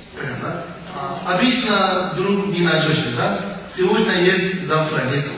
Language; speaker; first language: Russian; non-native, learner; Tibetan